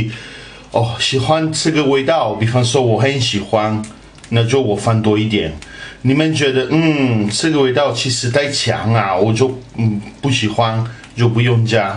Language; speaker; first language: Chinese; non-native, fluent; Italian